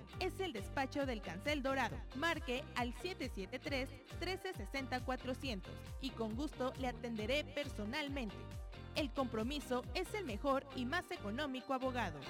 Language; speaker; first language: Spanish; native; Spanish